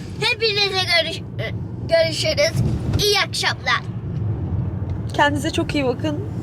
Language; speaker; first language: Turkish; early bilingual, heritage; Turkish